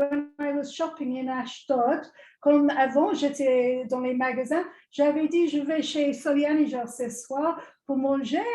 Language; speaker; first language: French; non-native, learner; English